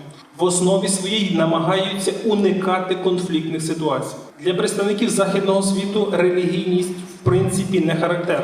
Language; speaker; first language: Ukrainian; native; Ukrainian